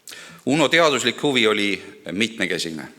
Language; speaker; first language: Estonian; native; Estonian